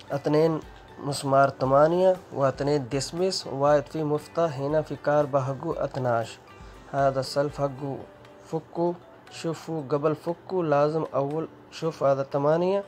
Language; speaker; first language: Arabic; non-native, learner; Urdu